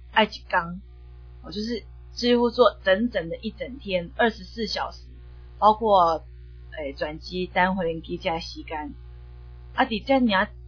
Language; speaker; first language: Chinese; native; Chinese